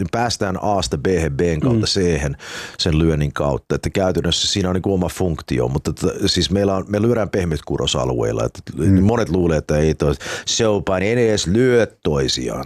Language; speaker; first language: Finnish; early bilingual, heritage; Finnish